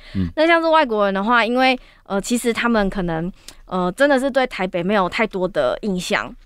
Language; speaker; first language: Chinese; native; Chinese